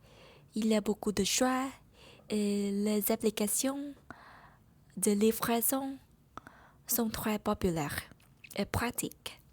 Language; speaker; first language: French; non-native, learner; Vietnamese